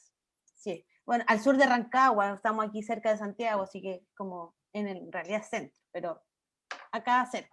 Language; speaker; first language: Spanish; native; Spanish